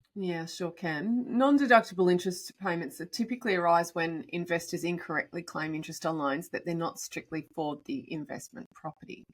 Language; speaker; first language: English; native; English